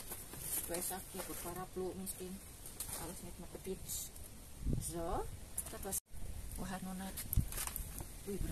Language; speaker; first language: Dutch; non-native, learner; Indonesian